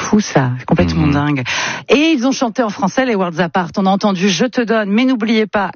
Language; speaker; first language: French; native; French